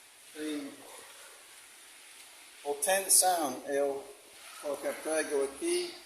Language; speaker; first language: Portuguese; non-native, learner; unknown